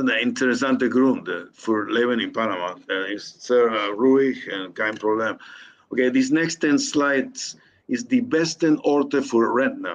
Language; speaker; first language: German; non-native, learner; Spanish